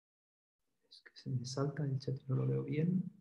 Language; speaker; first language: Spanish; native; Spanish